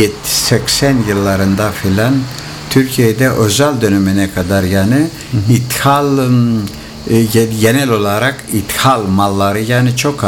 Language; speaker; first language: Turkish; non-native, local second language; Greek